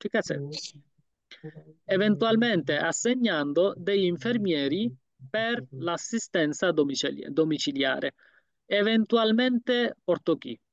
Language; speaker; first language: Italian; non-native, fluent; Bangla